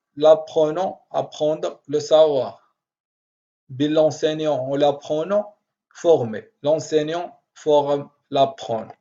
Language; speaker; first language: French; non-native, local second language; Arabic